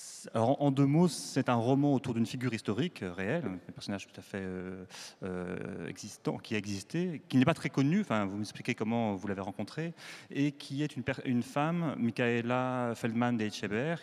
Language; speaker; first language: French; native; French